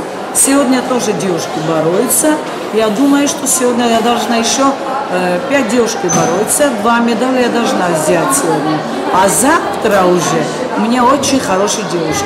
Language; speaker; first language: Russian; non-native, learner; Georgian